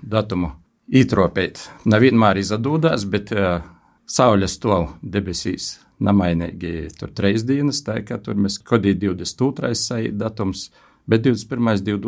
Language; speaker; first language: Latvian; native; Latvian